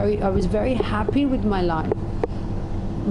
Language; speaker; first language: Hindi; non-native, fluent; English